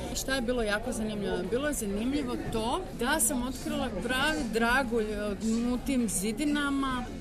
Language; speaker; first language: Croatian; native; Croatian